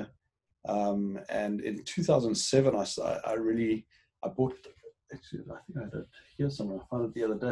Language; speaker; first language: English; native; English